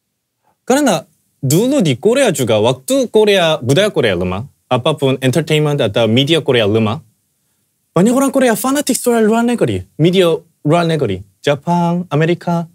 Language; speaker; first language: Indonesian; non-native, fluent; Korean